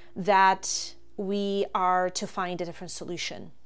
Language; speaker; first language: English; non-native, fluent; German